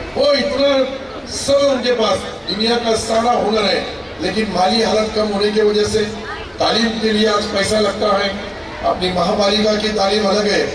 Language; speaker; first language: Hindi; non-native, local second language; Urdu